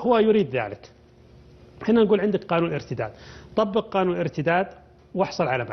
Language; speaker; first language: Arabic; native; Arabic